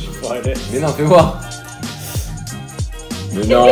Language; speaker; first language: French; native; French